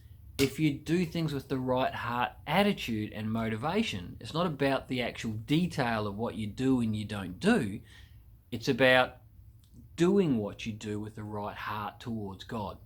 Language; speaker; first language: English; native; English